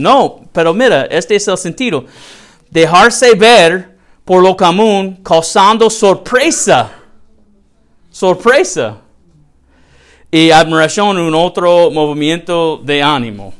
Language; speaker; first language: Spanish; non-native, learner; English